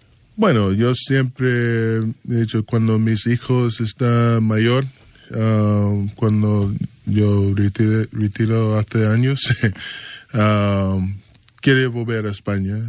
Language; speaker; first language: Spanish; non-native, learner; English